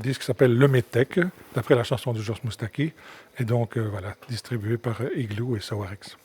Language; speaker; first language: French; native; French